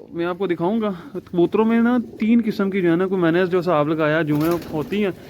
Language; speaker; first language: Urdu; non-native, local second language; Punjabi